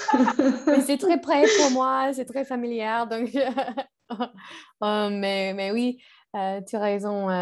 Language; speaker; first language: French; non-native, learner; English